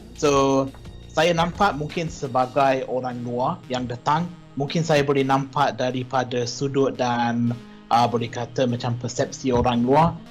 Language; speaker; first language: Malay; non-native, fluent; English